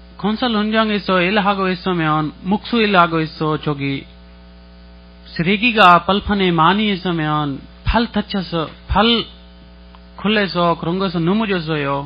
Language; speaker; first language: Korean; non-native, learner; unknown